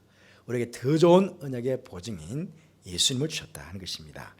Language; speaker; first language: Korean; native; Korean